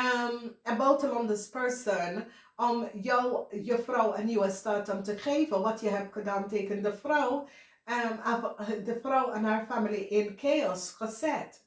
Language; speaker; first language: Dutch; non-native, fluent; English